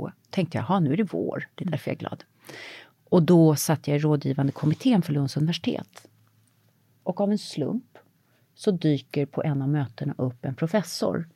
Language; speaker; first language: Swedish; native; Swedish